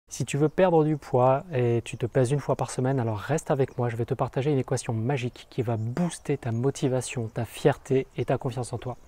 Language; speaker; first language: French; native; French